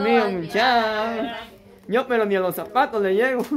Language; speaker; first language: Spanish; native; Spanish